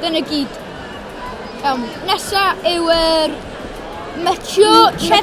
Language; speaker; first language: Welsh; non-native, local second language; English